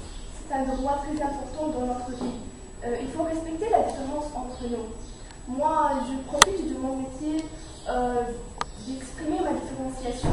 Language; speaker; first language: French; non-native, fluent; Arabic